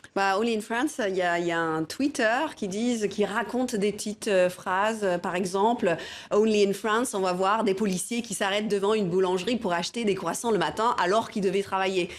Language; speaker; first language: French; non-native, fluent; English